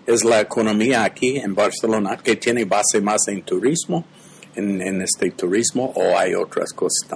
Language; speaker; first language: Spanish; non-native, fluent; English